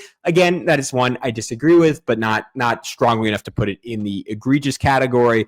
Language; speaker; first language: English; native; English